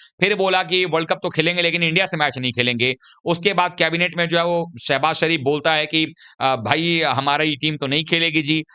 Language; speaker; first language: Hindi; native; Hindi